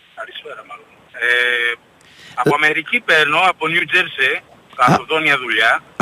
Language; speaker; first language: Greek; native; Greek